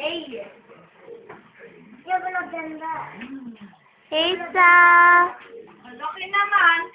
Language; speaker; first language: Swedish; early bilingual, other home language; Filipino